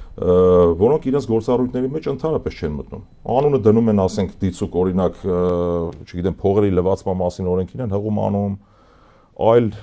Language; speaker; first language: Armenian; native; Armenian